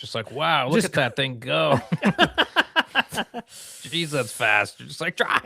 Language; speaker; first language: English; native; English